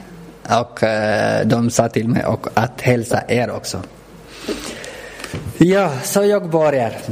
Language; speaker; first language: Swedish; non-native, learner; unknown